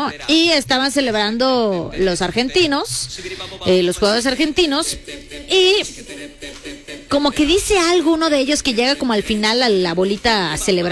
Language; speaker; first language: Spanish; native; Spanish